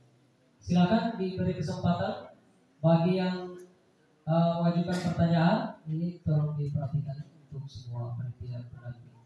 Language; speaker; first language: Indonesian; native; Indonesian